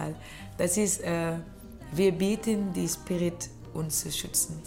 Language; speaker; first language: German; non-native, learner; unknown